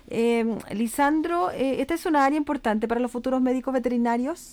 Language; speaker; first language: Spanish; native; Spanish